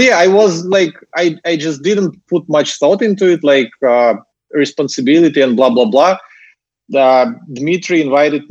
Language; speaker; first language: English; non-native, fluent; Russian